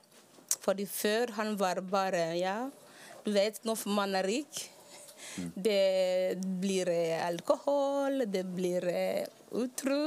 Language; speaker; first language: Norwegian; non-native, learner; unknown